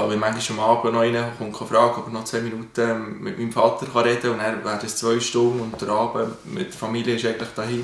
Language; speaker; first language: German; native; German